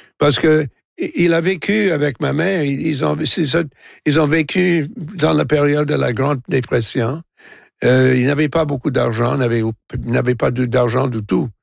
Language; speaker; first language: French; non-native, local second language; English